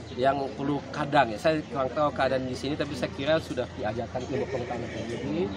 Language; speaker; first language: Indonesian; early bilingual, heritage; Indonesian